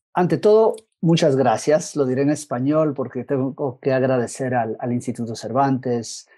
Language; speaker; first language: Spanish; early bilingual, other home language; English